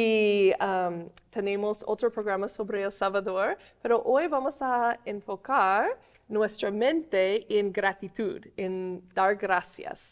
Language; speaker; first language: Spanish; non-native, fluent; English